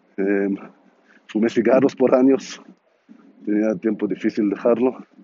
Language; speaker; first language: Spanish; non-native, learner; Hebrew